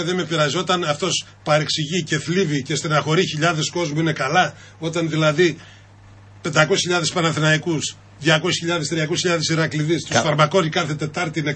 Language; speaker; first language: Greek; native; Greek